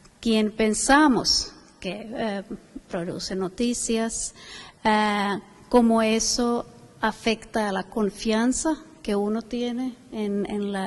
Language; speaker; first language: Spanish; non-native, fluent; Finnish